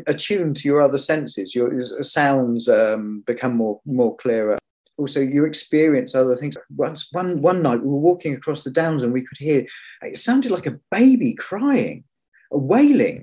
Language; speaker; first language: English; native; English